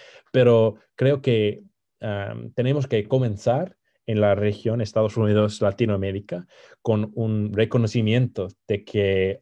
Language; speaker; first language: Spanish; non-native, fluent; English